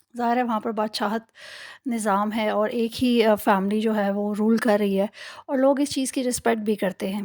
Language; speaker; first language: Urdu; native; Urdu